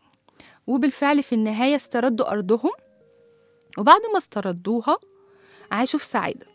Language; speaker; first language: Arabic; native; Arabic